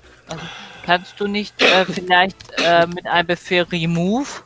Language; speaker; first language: German; native; German